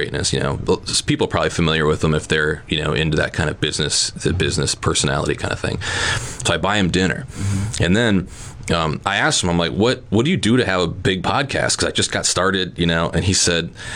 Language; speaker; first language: English; native; English